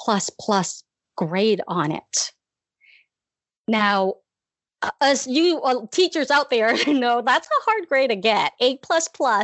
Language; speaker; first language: English; early bilingual, other home language; Khmer